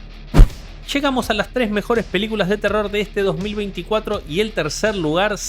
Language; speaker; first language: Spanish; native; Spanish